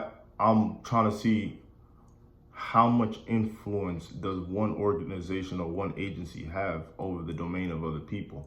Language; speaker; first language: English; native; English